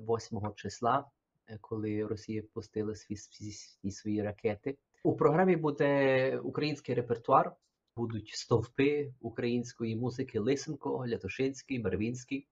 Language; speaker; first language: Ukrainian; early bilingual, heritage; Ukrainian